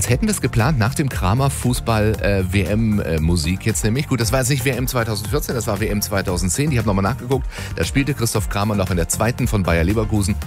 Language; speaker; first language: German; native; German